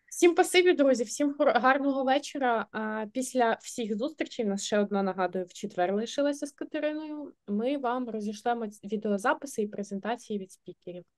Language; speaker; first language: Ukrainian; native; Ukrainian